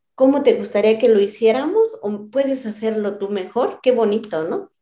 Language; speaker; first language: Spanish; non-native, local second language; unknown